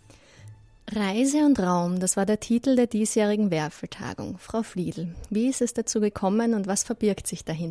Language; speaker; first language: German; native; German